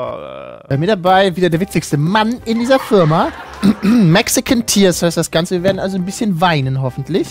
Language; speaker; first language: German; native; German